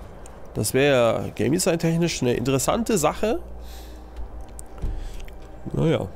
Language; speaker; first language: German; native; German